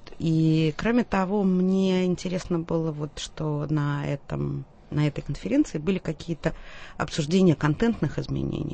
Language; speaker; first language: Russian; native; Russian